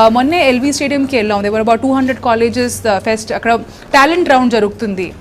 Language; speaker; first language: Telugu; non-native, local second language; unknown